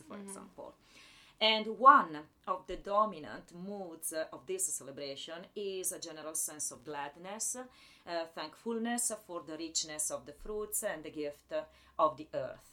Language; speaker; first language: English; non-native, fluent; Italian